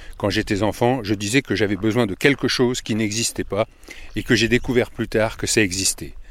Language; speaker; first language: French; native; French